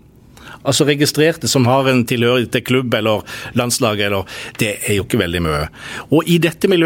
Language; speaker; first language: Norwegian; native; Norwegian